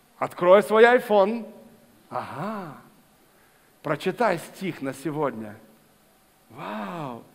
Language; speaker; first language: Russian; native; Russian